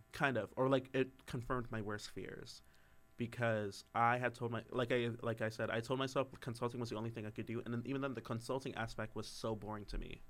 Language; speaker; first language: English; native; English